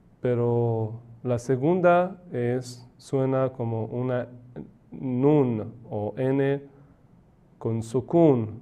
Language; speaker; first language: Spanish; non-native, fluent; Persian